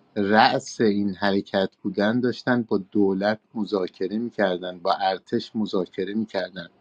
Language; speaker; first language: Persian; native; Persian